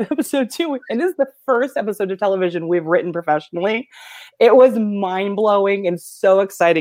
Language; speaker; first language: English; native; English